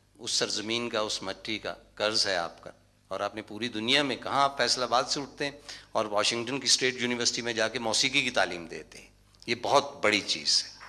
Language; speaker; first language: Urdu; non-native, local second language; Punjabi